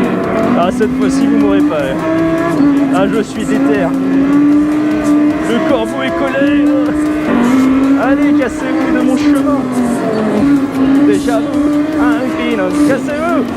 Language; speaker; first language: French; native; French